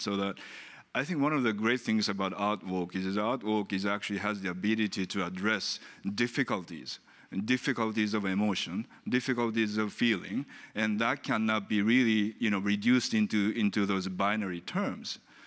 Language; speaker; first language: English; non-native, fluent; Japanese